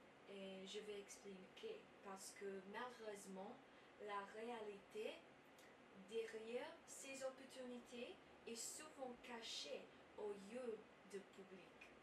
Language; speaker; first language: French; non-native, learner; English